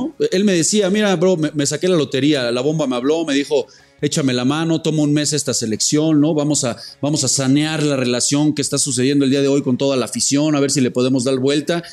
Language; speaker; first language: Spanish; native; Spanish